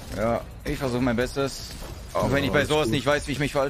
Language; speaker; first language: German; native; German